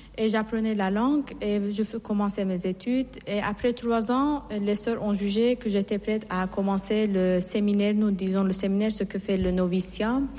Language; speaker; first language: French; non-native, fluent; Persian